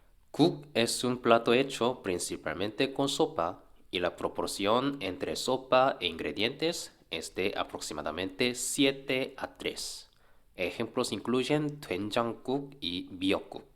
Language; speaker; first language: Spanish; non-native, fluent; Korean